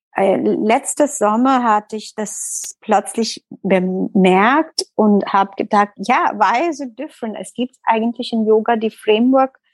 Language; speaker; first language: German; non-native, learner; Tamil